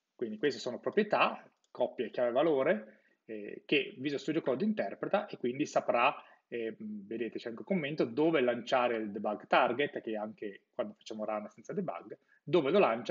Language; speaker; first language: Italian; native; Italian